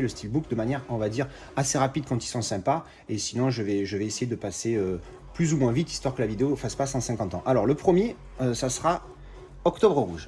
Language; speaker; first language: French; native; French